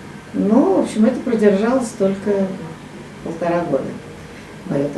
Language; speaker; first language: Russian; native; Russian